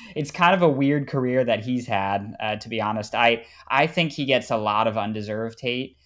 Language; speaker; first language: English; native; English